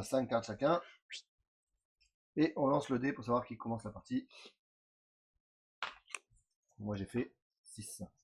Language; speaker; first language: French; native; French